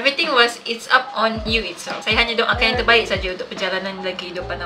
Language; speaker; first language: Malay; native; Malay